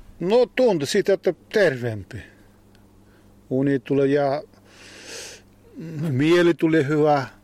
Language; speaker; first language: Finnish; non-native, learner; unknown